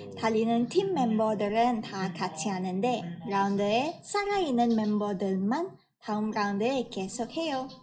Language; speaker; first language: Korean; non-native, learner; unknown